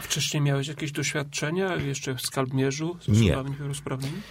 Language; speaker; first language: Polish; native; Polish